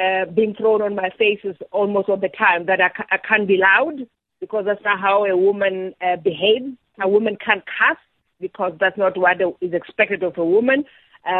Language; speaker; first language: English; non-native, local second language; Southern Sotho